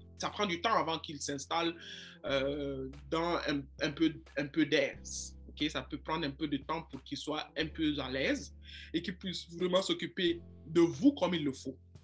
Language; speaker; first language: French; non-native, fluent; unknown